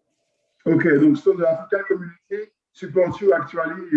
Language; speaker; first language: English; non-native, learner; French